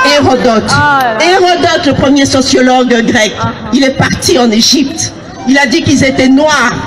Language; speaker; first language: French; early bilingual, other home language; Lingala